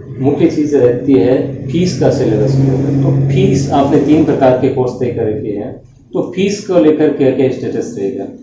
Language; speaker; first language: Hindi; native; Hindi